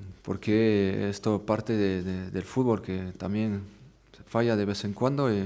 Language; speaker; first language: Spanish; non-native, fluent; French